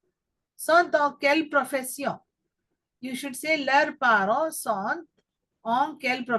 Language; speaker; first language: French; non-native, fluent; Telugu